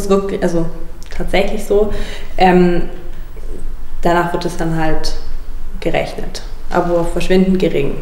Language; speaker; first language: German; native; German